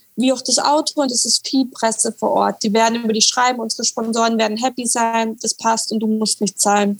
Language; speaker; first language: German; native; German